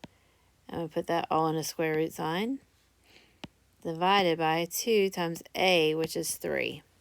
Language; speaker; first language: English; native; English